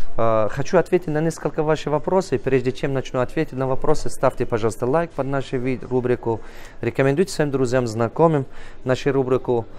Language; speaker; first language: Russian; non-native, local second language; Tajik